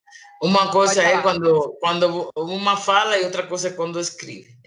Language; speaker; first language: Portuguese; non-native, learner; Spanish